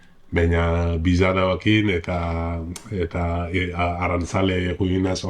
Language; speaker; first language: Basque; non-native, learner; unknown